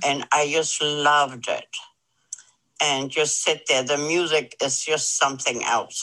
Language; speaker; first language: English; non-native, fluent; German